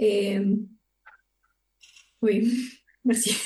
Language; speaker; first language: French; non-native, fluent; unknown